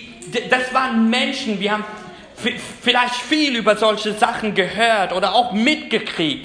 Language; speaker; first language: German; non-native, fluent; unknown